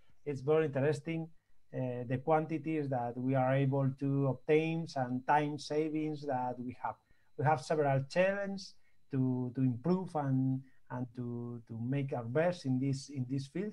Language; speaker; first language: English; non-native, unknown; Spanish